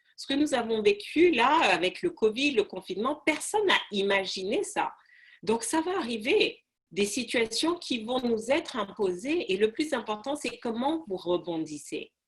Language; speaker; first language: French; non-native, local second language; Arabic